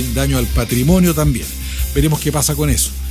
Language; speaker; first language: Spanish; native; Spanish